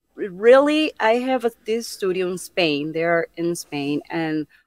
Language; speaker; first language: English; non-native, fluent; Spanish